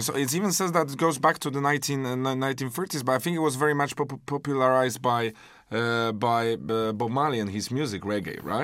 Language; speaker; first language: English; non-native, fluent; Polish